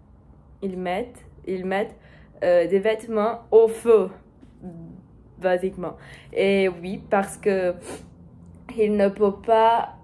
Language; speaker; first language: French; non-native, learner; Portuguese